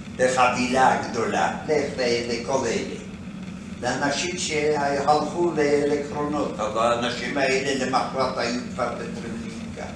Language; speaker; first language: Hebrew; non-native, fluent; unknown